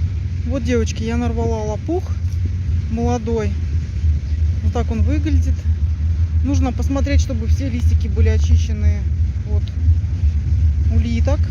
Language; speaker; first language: Russian; native; Russian